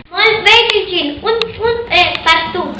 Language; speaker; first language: Catalan; non-native, learner; Spanish